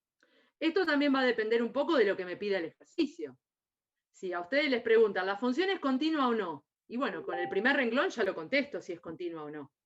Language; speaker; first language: Spanish; native; Spanish